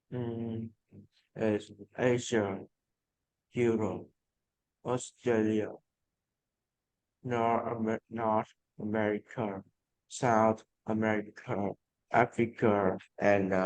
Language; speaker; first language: English; non-native, learner; Vietnamese